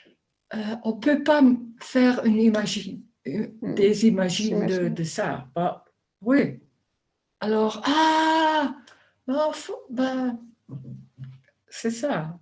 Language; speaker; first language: French; non-native, learner; Dutch